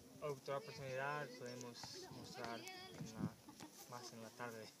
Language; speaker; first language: Spanish; non-native, learner; English